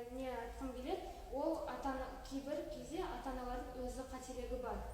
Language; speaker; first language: Kazakh; non-native, local second language; Russian